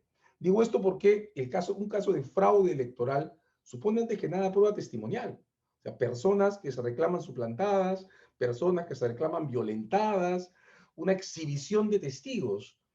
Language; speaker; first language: Spanish; native; Spanish